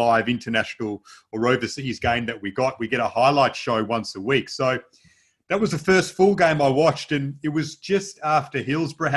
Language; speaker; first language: English; native; English